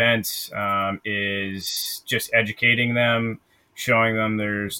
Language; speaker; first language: English; native; English